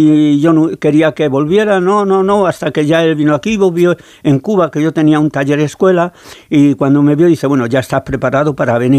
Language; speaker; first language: Spanish; native; Spanish